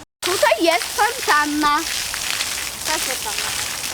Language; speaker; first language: Polish; early bilingual, other home language; Russian